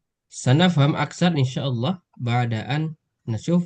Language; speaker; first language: Arabic; non-native, local second language; Indonesian